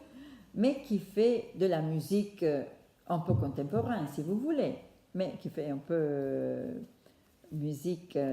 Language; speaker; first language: French; non-native, fluent; Italian